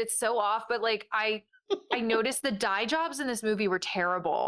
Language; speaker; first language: English; native; English